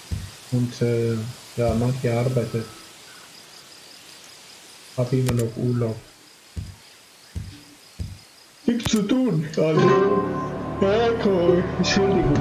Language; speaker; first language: German; non-native, fluent; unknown